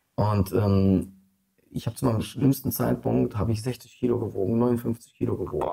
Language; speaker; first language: German; early bilingual, other home language; Polish